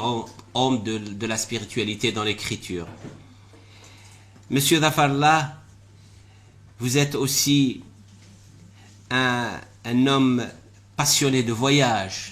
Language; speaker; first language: French; non-native, local second language; Arabic